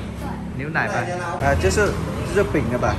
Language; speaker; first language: Chinese; non-native, fluent; Vietnamese